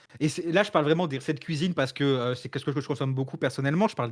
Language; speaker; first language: French; native; French